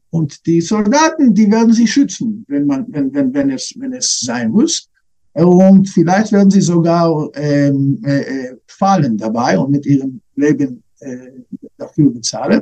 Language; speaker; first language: German; non-native, fluent; English